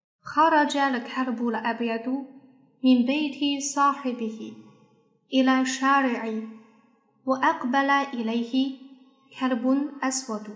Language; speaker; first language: Arabic; non-native, fluent; Chinese